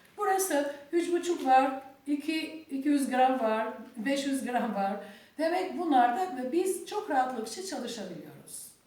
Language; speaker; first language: Turkish; non-native, learner; Albanian